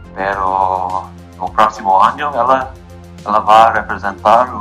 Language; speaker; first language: Spanish; non-native, learner; English